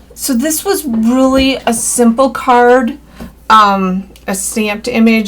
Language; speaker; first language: English; native; English